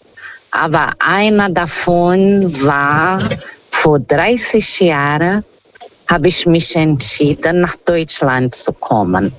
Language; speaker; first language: German; non-native, fluent; Portuguese